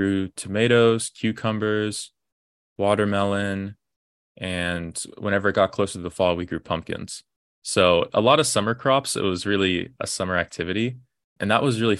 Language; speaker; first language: English; native; English